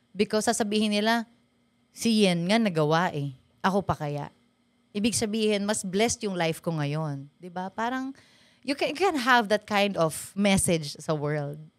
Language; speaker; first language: Filipino; native; Filipino